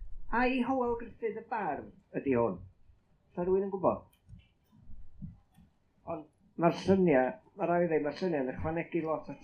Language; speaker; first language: Welsh; native; Welsh